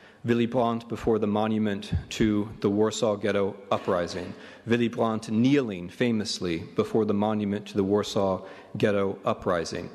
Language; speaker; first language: English; native; English